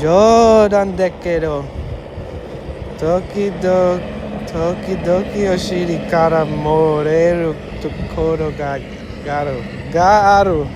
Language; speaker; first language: Japanese; non-native, learner; English